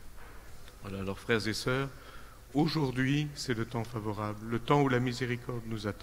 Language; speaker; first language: French; native; French